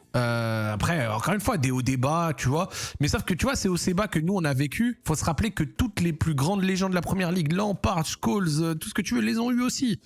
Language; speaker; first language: French; native; French